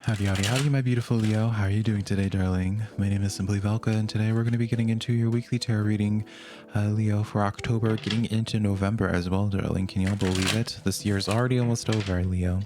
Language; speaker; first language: English; native; English